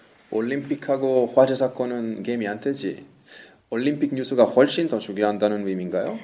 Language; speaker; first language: Korean; non-native, fluent; Italian